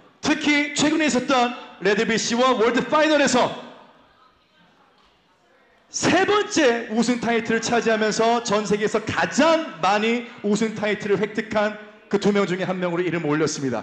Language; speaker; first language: Korean; native; Korean